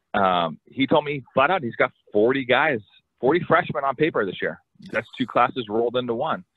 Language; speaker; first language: English; native; English